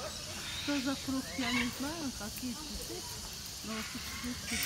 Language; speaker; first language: Russian; non-native, fluent; Azerbaijani